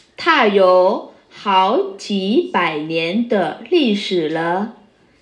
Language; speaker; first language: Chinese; non-native, fluent; Vietnamese